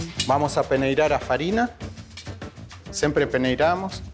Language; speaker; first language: Portuguese; non-native, fluent; Spanish